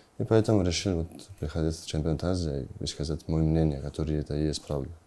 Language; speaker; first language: Russian; non-native, learner; Georgian